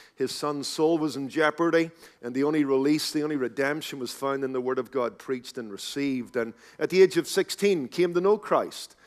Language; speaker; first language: English; native; English